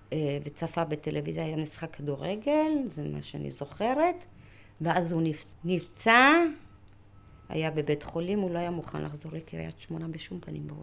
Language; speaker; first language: Hebrew; early bilingual, other home language; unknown